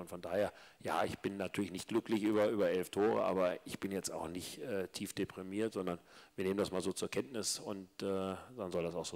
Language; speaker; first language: German; native; German